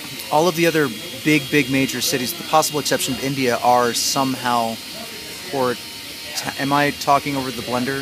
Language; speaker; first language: English; native; English